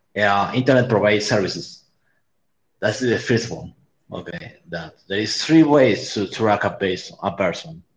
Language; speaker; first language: English; non-native, learner; Spanish